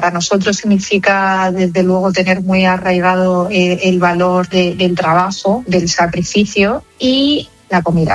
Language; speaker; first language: Spanish; native; Spanish